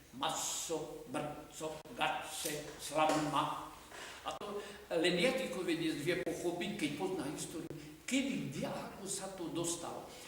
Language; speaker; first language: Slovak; native; Slovak